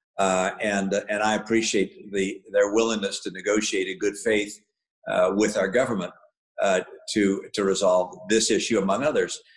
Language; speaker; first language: English; native; English